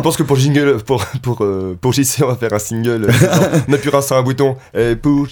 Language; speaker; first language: French; native; French